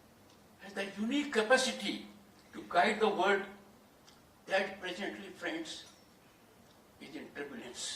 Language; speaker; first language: English; non-native, local second language; Hindi